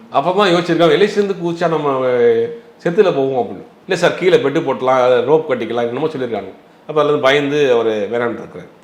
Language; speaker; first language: Tamil; native; Tamil